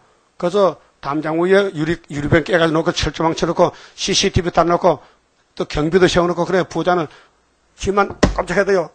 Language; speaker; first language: Korean; native; Korean